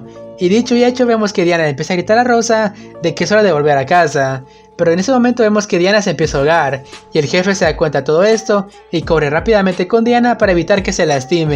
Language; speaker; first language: Spanish; native; Spanish